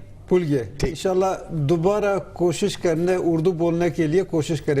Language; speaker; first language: Hindi; non-native, learner; Turkish